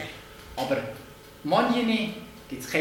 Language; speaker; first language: German; native; German